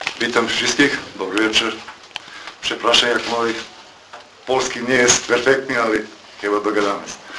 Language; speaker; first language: Polish; non-native, learner; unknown